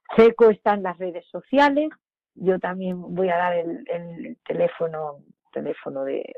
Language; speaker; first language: Spanish; native; Spanish